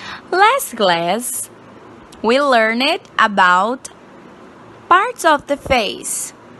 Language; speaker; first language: English; non-native, fluent; Portuguese